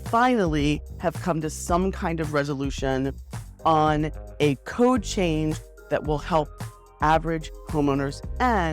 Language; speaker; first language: English; native; English